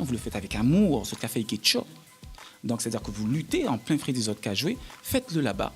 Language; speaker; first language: French; native; French